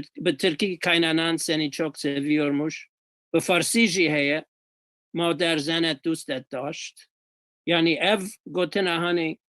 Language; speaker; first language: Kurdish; non-native, fluent; English